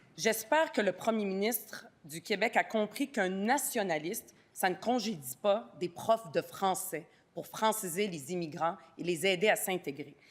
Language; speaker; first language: French; early bilingual, other home language; Arabic